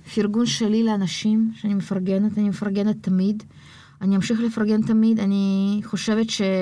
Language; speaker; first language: Hebrew; early bilingual, other home language; Russian